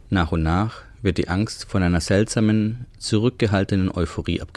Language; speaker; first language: German; native; German